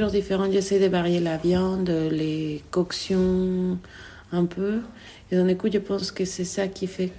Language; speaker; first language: French; non-native, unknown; Spanish